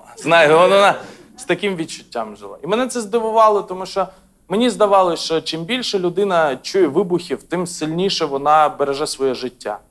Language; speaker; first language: Ukrainian; non-native, local second language; Russian